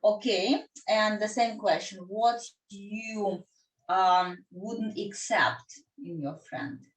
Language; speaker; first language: English; non-native, fluent; Ukrainian